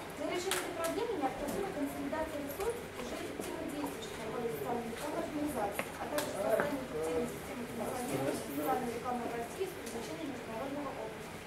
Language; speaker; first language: Russian; native; Russian